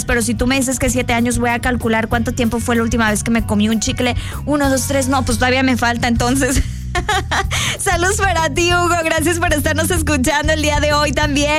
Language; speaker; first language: Spanish; native; Spanish